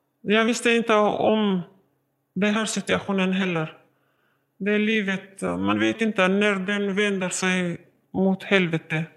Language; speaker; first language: Swedish; non-native, learner; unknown